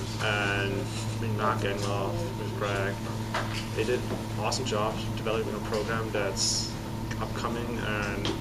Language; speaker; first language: English; non-native, fluent; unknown